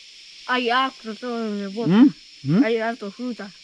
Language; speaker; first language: Spanish; non-native, local second language; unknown